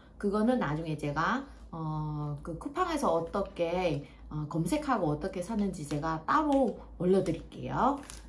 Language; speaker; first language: Korean; non-native, fluent; Vietnamese